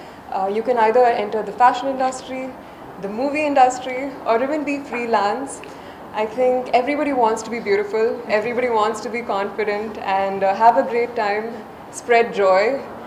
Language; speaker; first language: English; non-native, local second language; Telugu